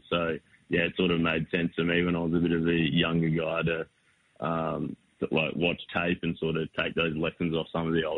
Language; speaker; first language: English; native; English